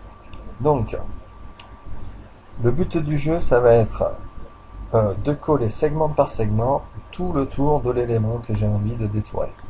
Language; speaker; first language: French; native; French